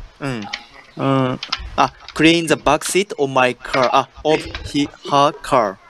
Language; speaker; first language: English; non-native, learner; Japanese